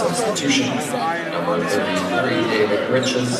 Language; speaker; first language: English; native; English